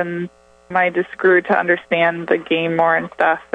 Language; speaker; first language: English; native; English